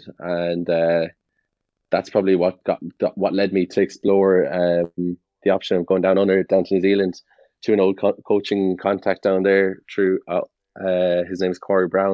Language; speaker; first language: English; native; English